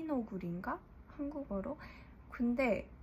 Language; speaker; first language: Korean; early bilingual, heritage; English